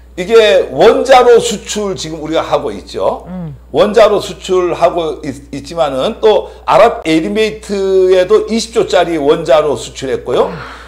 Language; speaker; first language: Korean; native; Korean